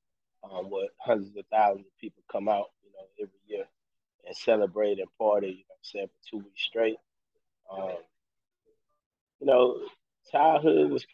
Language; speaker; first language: English; native; English